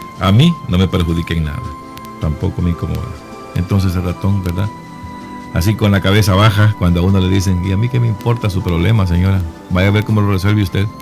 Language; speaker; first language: Spanish; native; Spanish